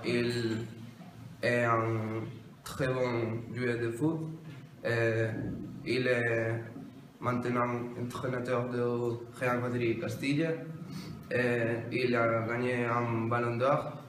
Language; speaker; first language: French; non-native, learner; Spanish